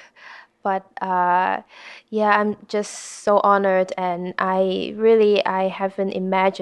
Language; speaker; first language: English; non-native, local second language; Cantonese